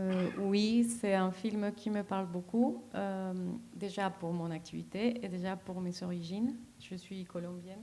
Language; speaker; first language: French; non-native, fluent; Spanish